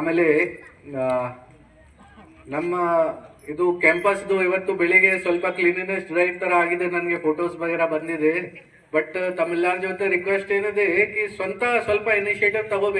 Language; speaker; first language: Kannada; non-native, fluent; Hindi